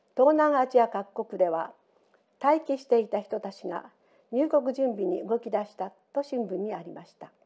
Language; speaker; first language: Japanese; native; Japanese